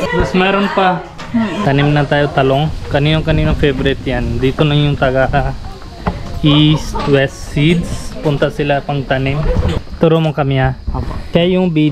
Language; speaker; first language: Filipino; non-native, learner; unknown